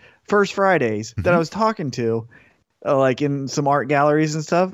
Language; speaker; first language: English; native; English